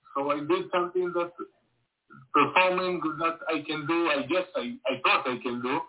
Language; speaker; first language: English; non-native, learner; Hebrew